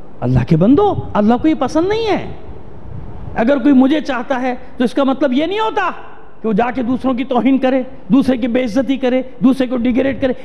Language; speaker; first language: Urdu; native; Urdu